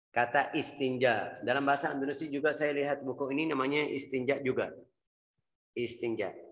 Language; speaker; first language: Indonesian; non-native, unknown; Arabic